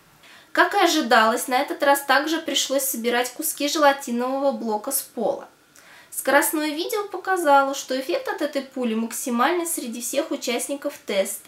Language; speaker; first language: Russian; native; Russian